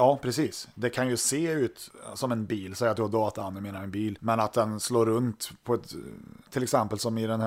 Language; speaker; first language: Swedish; native; Swedish